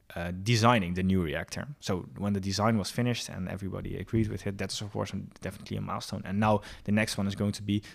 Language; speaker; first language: English; non-native, fluent; Dutch